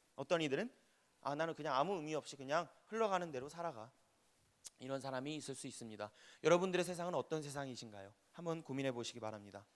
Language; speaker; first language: Korean; native; Korean